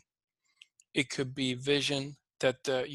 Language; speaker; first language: English; non-native, fluent; Swedish